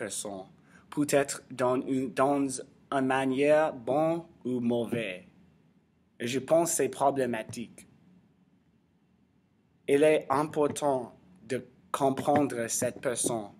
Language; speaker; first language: French; non-native, learner; English